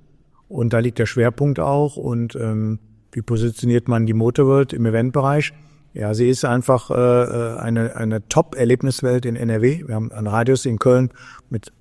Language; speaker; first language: German; native; German